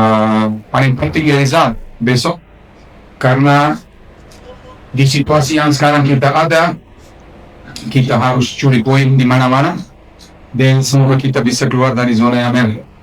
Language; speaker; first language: Indonesian; non-native, fluent; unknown